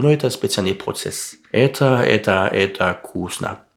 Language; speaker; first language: Russian; non-native, learner; French